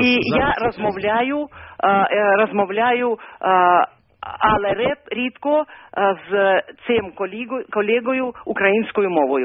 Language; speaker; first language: Ukrainian; non-native, learner; Russian